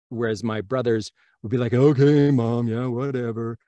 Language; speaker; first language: English; native; English